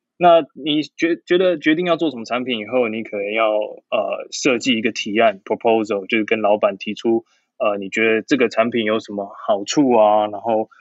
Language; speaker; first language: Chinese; native; Chinese